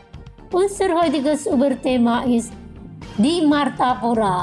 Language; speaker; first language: German; non-native, fluent; Indonesian